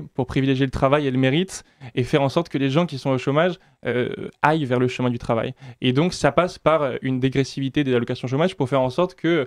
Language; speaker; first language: French; native; French